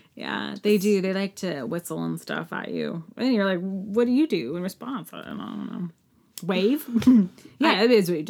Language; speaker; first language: English; native; English